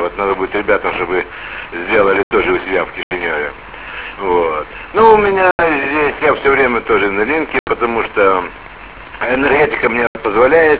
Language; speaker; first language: Russian; native; Russian